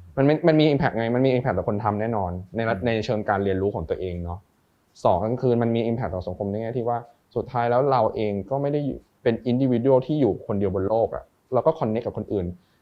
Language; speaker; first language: Thai; native; Thai